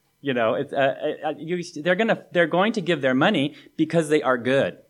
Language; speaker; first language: English; native; English